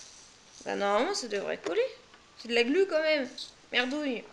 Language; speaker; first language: French; native; French